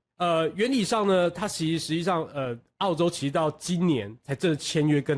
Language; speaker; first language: Chinese; native; Chinese